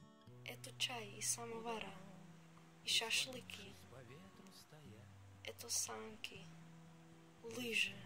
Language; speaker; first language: Russian; non-native, fluent; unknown